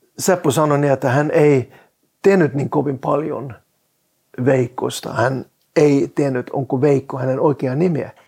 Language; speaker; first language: Finnish; non-native, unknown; Norwegian